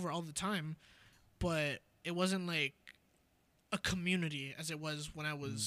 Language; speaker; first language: English; native; English